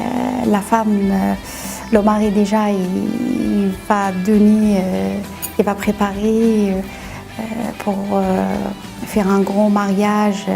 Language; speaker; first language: French; non-native, learner; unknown